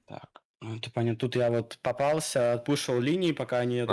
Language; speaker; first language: Russian; native; Russian